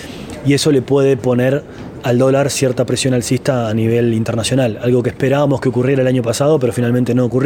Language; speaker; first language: Spanish; native; Spanish